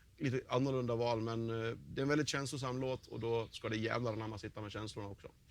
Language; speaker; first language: Swedish; native; Swedish